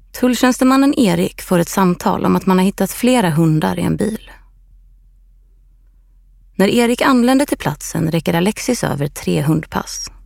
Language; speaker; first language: Swedish; native; Swedish